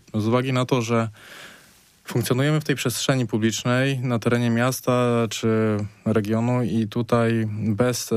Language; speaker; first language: Polish; native; Polish